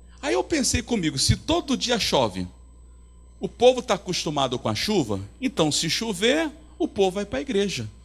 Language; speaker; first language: Portuguese; native; Portuguese